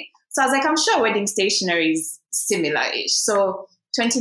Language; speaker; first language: English; non-native, local second language; Ganda